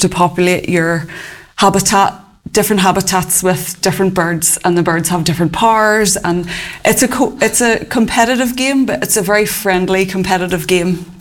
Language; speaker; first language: English; native; English